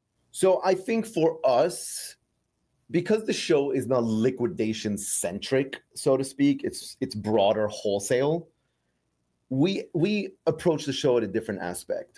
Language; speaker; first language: English; native; English